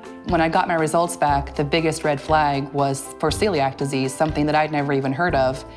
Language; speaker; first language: English; native; English